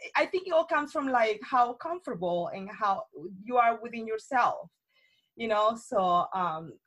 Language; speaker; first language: English; non-native, fluent; Spanish